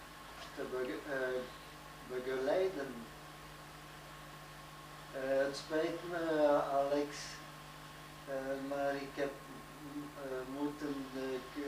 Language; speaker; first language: Dutch; non-native, learner; French